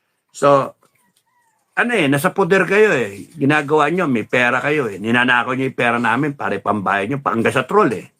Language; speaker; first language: Filipino; native; Filipino